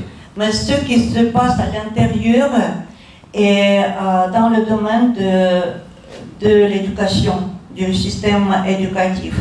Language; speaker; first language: French; non-native, fluent; Russian